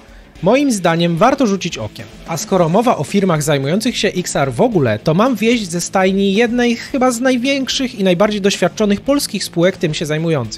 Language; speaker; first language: Polish; native; Polish